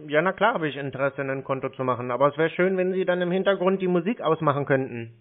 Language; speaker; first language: German; native; German